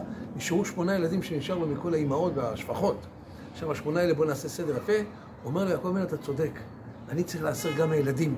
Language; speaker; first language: Hebrew; native; Hebrew